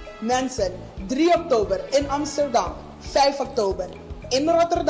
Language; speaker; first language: Dutch; non-native, local second language; Papiamento